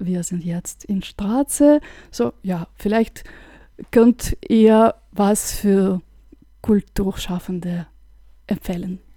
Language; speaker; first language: German; non-native, fluent; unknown